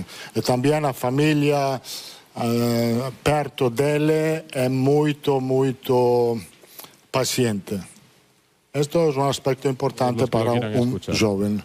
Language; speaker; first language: Spanish; non-native, fluent; Italian